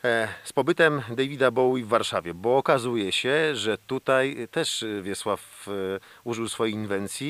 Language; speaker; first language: Polish; native; Polish